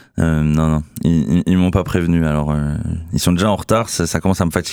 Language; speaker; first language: French; native; French